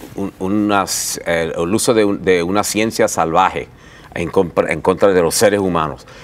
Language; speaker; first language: Spanish; early bilingual, heritage; Spanish